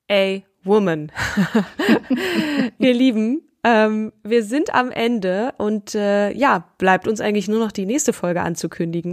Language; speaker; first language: German; native; German